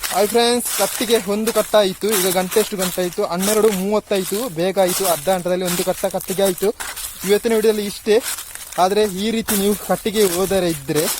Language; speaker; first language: Kannada; native; Kannada